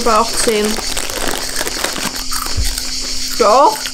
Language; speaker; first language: German; native; German